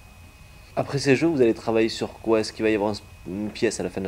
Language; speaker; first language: French; native; French